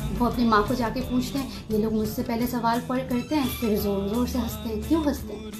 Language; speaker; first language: Hindi; non-native, local second language; Kok Borok